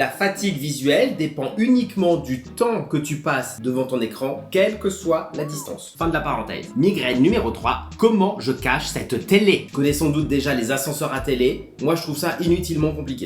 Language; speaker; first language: French; native; French